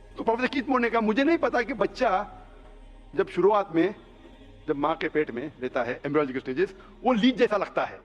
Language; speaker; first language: Hindi; non-native, local second language; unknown